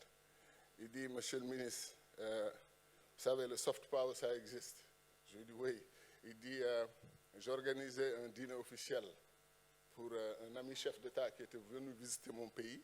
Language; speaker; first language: French; non-native, local second language; Wolof